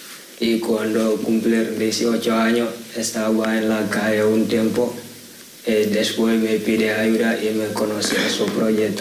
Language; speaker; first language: Spanish; non-native, learner; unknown